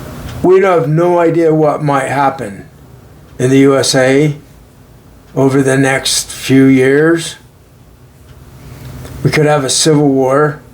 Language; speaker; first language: English; native; English